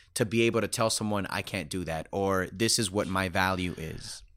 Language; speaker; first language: English; early bilingual, other home language; Spanish